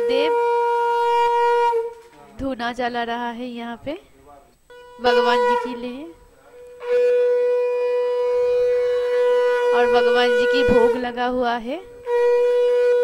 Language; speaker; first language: Hindi; non-native, local second language; Bangla